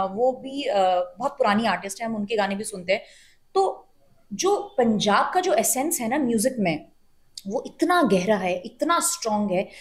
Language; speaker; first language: Hindi; native; Hindi